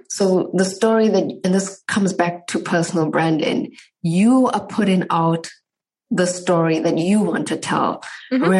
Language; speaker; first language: English; native; English